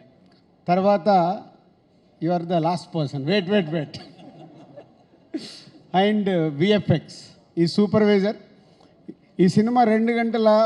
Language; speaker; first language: Telugu; native; Telugu